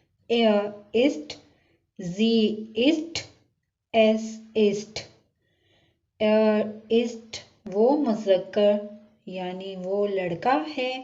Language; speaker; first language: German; non-native, learner; Urdu